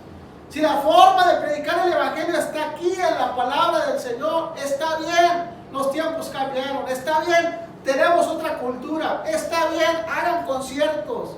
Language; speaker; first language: Spanish; native; Spanish